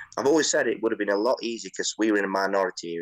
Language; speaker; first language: English; native; English